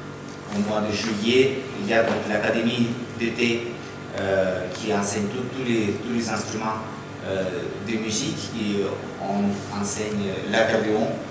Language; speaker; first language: French; non-native, fluent; Russian